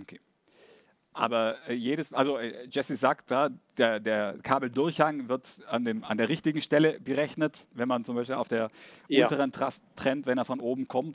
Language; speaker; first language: German; native; German